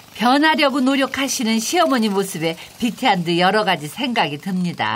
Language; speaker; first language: Korean; native; Korean